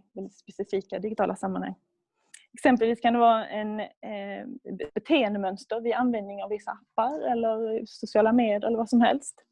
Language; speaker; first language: Swedish; native; Swedish